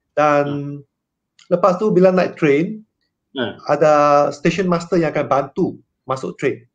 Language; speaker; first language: Malay; non-native, local second language; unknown